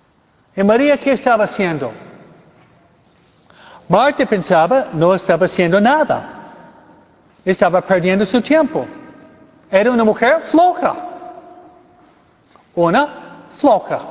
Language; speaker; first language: Spanish; non-native, fluent; English